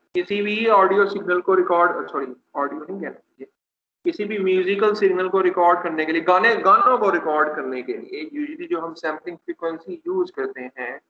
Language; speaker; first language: Urdu; non-native, local second language; Punjabi